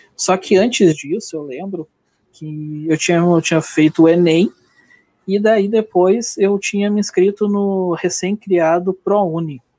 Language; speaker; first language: Portuguese; native; Portuguese